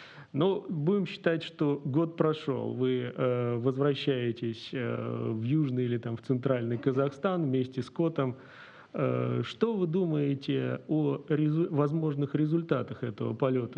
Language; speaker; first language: Russian; native; Russian